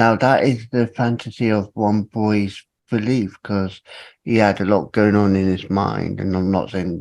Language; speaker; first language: English; native; English